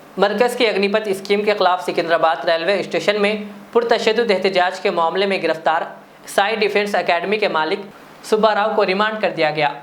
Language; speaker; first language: Urdu; native; Urdu